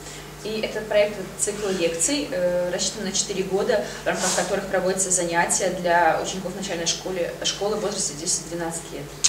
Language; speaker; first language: Polish; non-native, fluent; Russian